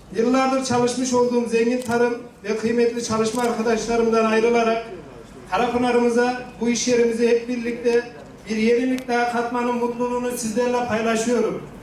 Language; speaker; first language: Turkish; native; Turkish